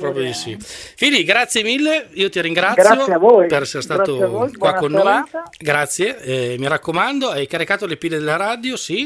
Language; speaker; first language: Italian; native; Italian